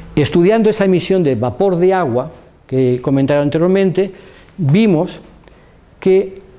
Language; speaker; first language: Spanish; native; Spanish